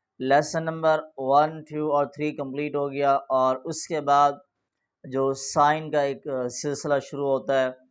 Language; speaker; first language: Urdu; non-native, local second language; Punjabi